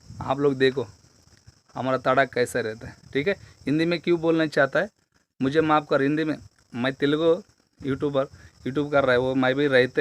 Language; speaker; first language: Hindi; non-native, local second language; Telugu